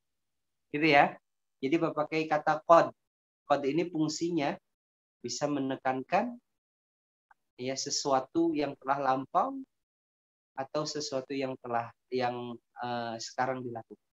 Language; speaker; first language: Indonesian; native; Indonesian